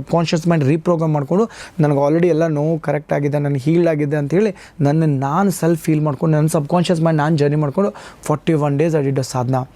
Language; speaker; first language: Kannada; native; Kannada